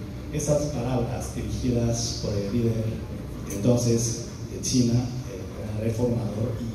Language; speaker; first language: Spanish; non-native, fluent; Chinese